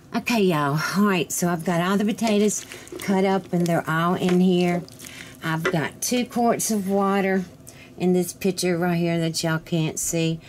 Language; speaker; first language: English; native; English